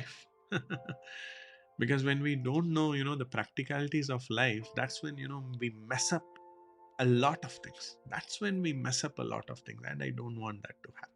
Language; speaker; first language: English; non-native, local second language; Hindi